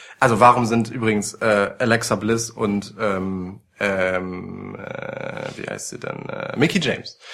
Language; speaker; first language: German; early bilingual, other home language; Polish